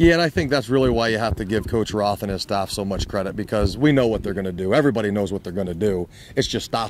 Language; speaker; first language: English; native; English